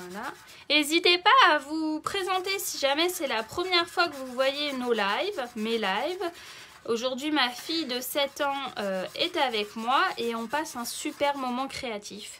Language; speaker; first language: French; native; French